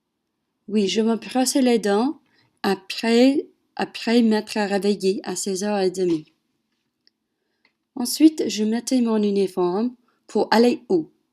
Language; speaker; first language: French; non-native, learner; English